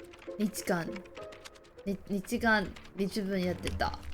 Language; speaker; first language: Japanese; non-native, learner; Chinese